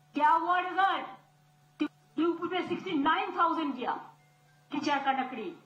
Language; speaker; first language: Hindi; non-native, local second language; Bangla